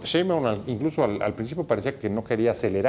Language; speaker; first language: Spanish; native; Spanish